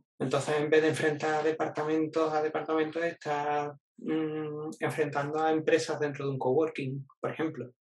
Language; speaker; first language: Spanish; native; Spanish